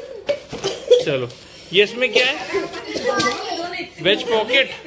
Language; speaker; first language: Hindi; native; Hindi